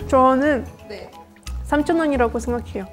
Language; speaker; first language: Korean; non-native, fluent; Ukrainian